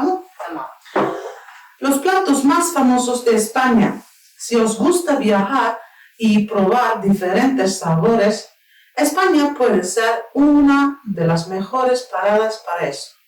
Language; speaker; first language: Spanish; non-native, fluent; Turkish